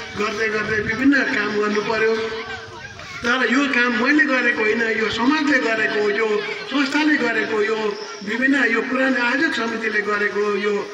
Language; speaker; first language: Nepali; native; Nepali